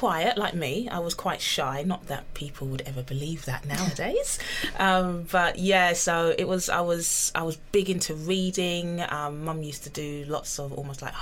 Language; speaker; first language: English; native; English